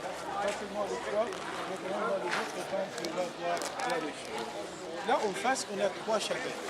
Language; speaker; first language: French; non-native, fluent; Arabic